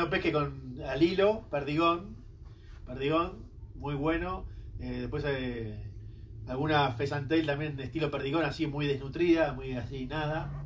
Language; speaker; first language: Spanish; native; Spanish